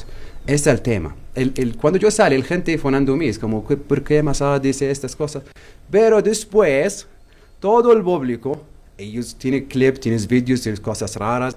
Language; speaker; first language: Spanish; non-native, learner; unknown